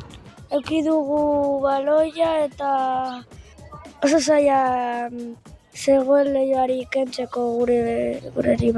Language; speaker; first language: Basque; non-native, local second language; Spanish